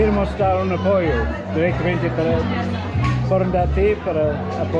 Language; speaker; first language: Spanish; non-native, learner; English